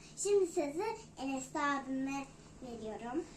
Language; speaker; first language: Turkish; native; Turkish